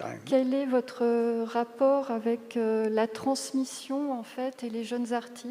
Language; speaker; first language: French; non-native, learner; Japanese